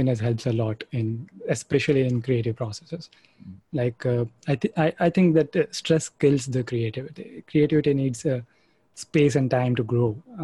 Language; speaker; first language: English; non-native, local second language; Gujarati